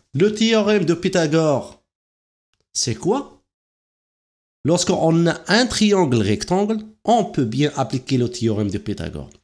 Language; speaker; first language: French; non-native, local second language; Arabic